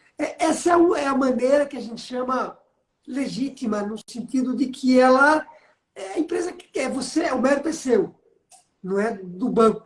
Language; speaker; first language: Portuguese; native; Portuguese